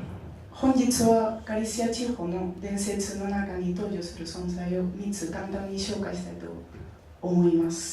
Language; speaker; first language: Japanese; non-native, fluent; Spanish